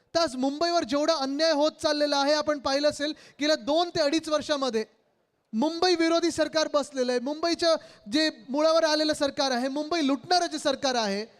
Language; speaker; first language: Marathi; native; Marathi